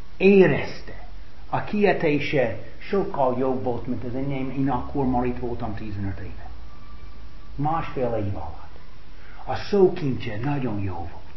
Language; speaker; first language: Hungarian; non-native, fluent; English